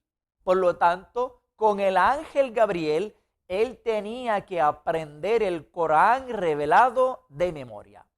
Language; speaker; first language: Spanish; non-native, fluent; Arabic